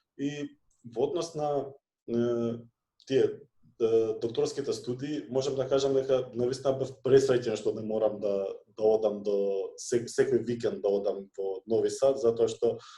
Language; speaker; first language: Macedonian; non-native, local second language; Albanian